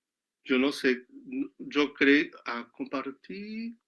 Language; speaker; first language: Spanish; non-native, learner; Portuguese